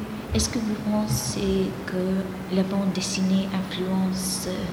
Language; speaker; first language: French; non-native, fluent; Greek